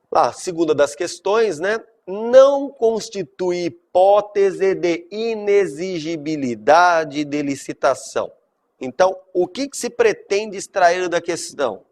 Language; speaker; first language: Portuguese; native; Portuguese